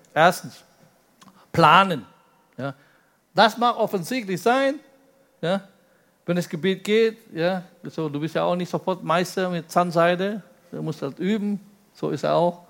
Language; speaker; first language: German; non-native, fluent; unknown